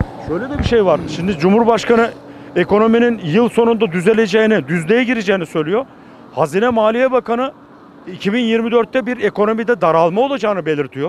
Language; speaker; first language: Turkish; native; Turkish